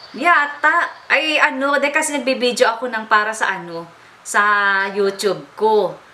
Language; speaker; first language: Filipino; native; Filipino